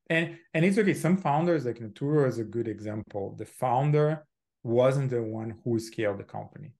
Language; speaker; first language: English; non-native, fluent; Portuguese